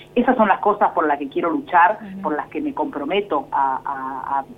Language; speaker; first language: Spanish; native; Spanish